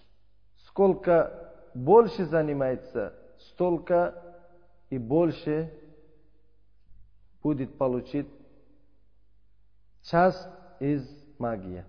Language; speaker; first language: Russian; non-native, learner; Uzbek